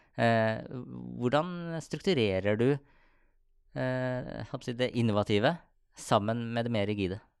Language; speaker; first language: Norwegian; native; Norwegian